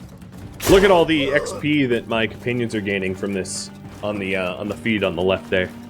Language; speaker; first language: English; native; English